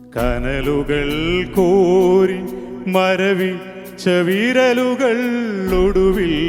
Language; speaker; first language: Malayalam; native; Malayalam